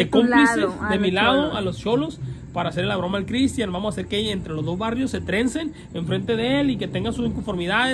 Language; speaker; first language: Spanish; native; Spanish